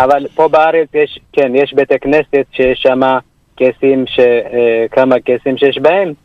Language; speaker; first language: Hebrew; early bilingual, other home language; Amharic